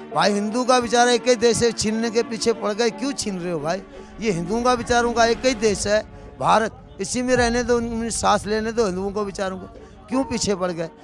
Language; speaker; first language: Urdu; non-native, local second language; Sindhi